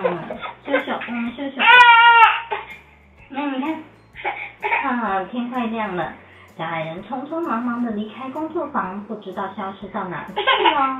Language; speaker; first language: Chinese; native; Chinese